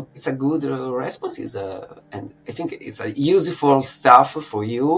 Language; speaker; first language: English; non-native, fluent; Italian